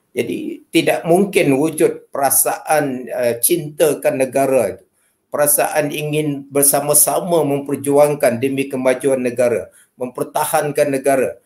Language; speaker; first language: Malay; native; Malay